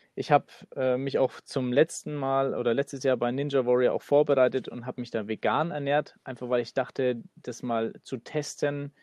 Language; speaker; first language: German; native; German